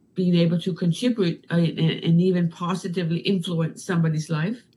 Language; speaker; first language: English; non-native, fluent; Danish